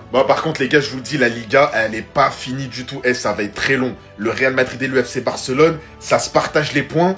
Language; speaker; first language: French; native; French